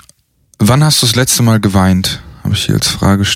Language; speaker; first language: German; native; German